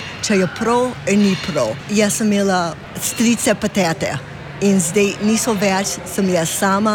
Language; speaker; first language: Slovenian; early bilingual, heritage; English